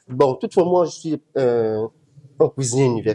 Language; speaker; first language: French; non-native, local second language; Lingala